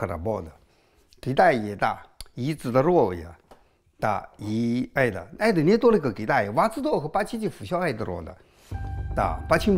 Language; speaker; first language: Russian; non-native, learner; Chinese